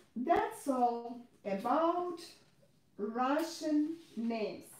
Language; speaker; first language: English; non-native, fluent; Russian